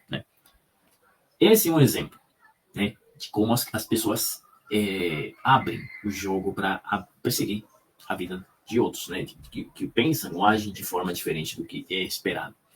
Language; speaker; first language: Portuguese; non-native, fluent; Spanish